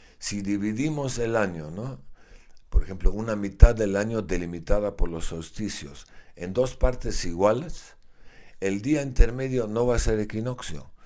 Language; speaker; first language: Spanish; non-native, fluent; Slovenian